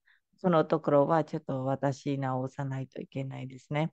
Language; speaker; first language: Japanese; non-native, fluent; Khmer